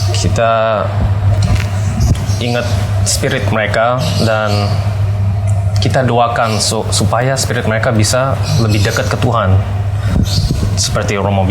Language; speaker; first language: Indonesian; early bilingual, heritage; Indonesian